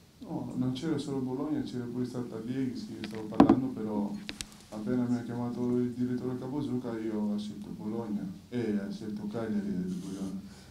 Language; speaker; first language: Italian; non-native, fluent; Greek